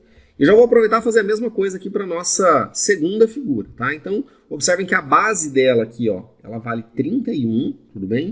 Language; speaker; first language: Portuguese; native; Portuguese